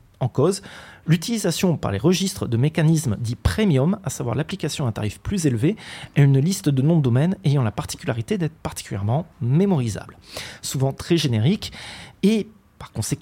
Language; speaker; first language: French; native; French